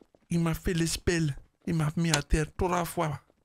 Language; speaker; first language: French; native; French